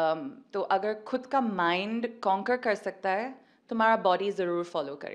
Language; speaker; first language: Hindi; early bilingual, heritage; Hindi